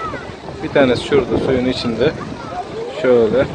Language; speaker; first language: Turkish; native; Turkish